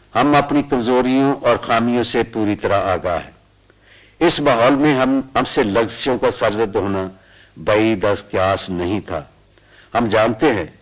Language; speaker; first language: Urdu; non-native, local second language; Punjabi